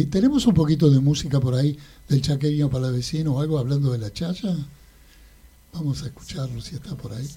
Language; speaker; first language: Spanish; native; Spanish